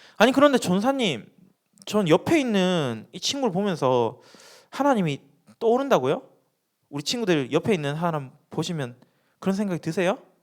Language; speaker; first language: Korean; native; Korean